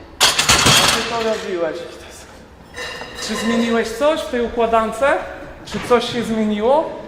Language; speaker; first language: Polish; native; Polish